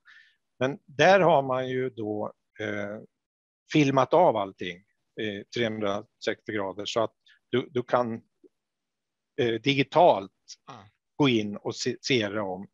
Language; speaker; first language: Swedish; native; Swedish